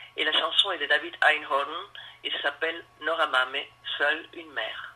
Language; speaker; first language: French; non-native, fluent; Spanish